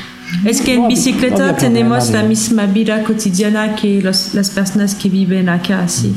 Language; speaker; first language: Spanish; non-native, fluent; French